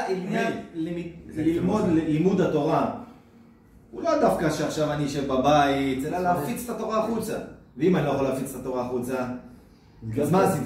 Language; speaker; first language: Hebrew; non-native, fluent; French